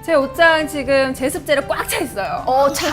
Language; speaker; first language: Korean; native; Korean